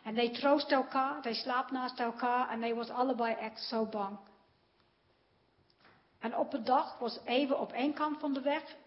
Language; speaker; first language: Dutch; non-native, fluent; English